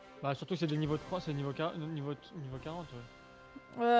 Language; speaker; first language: French; native; French